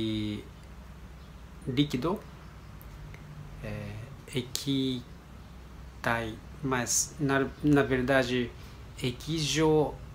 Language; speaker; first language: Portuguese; non-native, fluent; Japanese